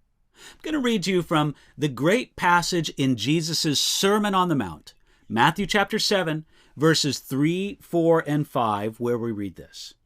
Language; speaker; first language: English; native; English